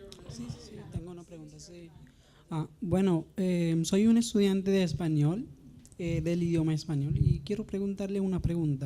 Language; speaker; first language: Spanish; non-native, learner; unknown